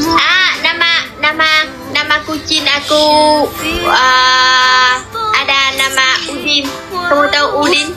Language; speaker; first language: Indonesian; non-native, learner; Vietnamese